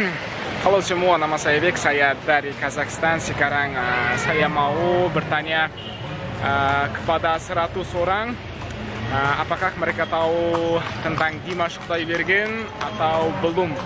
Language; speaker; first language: Indonesian; non-native, learner; Kazakh